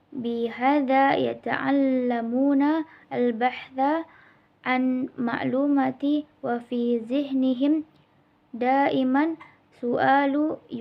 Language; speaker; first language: Arabic; non-native, learner; Indonesian